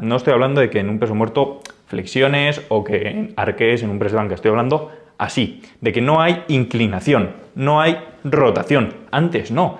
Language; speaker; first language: Spanish; native; Spanish